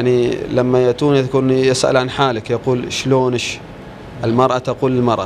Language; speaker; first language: Arabic; native; Arabic